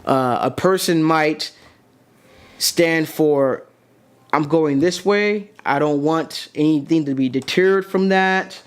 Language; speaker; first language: English; native; English